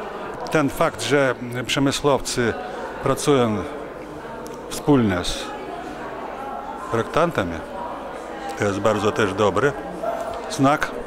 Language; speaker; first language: Polish; non-native, fluent; Lithuanian